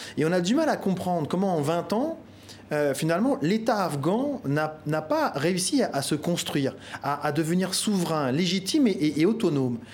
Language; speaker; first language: French; native; French